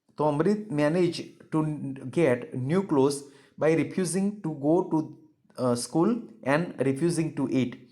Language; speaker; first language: English; non-native, local second language; Gujarati